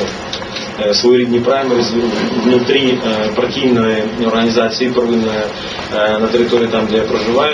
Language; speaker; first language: Ukrainian; native; Ukrainian